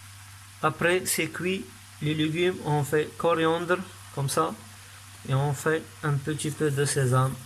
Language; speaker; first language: French; non-native, learner; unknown